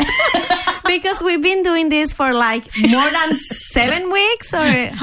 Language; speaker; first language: English; non-native, fluent; Spanish